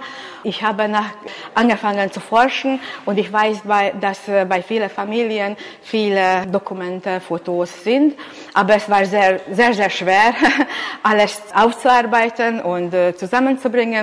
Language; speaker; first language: German; non-native, local second language; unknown